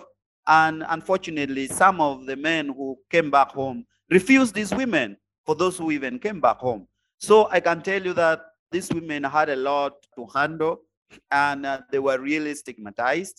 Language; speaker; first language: English; non-native, local second language; Acoli